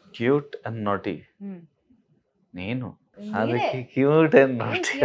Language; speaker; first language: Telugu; non-native, local second language; Hindi